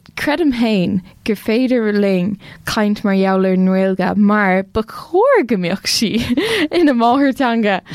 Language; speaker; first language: Irish; non-native, local second language; English